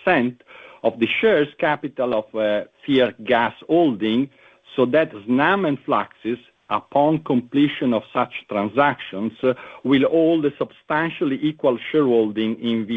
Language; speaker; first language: English; non-native, fluent; Italian